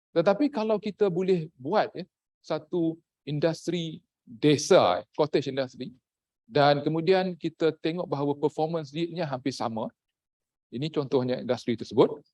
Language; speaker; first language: Malay; native; Malay